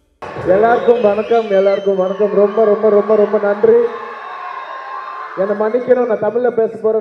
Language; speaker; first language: Tamil; non-native, local second language; Telugu